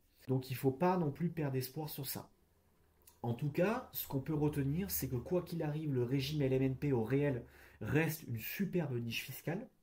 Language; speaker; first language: French; native; French